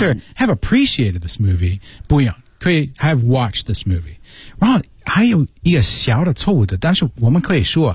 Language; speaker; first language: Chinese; non-native, fluent; English